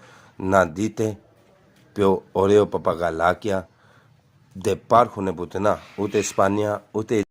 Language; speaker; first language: Greek; non-native, learner; Urdu